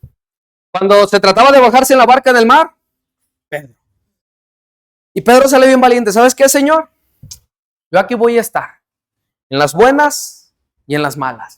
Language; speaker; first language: Spanish; native; Spanish